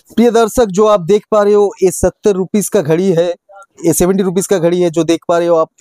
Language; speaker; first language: Hindi; non-native, local second language; Bangla